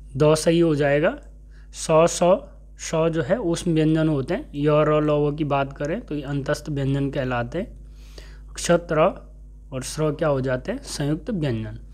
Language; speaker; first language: Hindi; native; Hindi